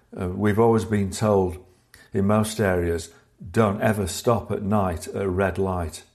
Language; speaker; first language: English; native; English